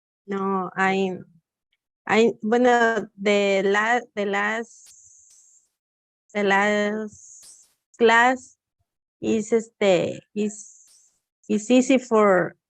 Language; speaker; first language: English; non-native, learner; Spanish